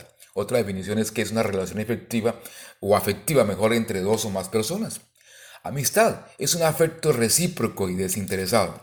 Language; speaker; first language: Spanish; native; Spanish